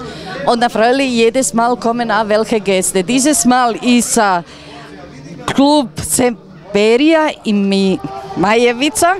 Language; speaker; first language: German; non-native, learner; Croatian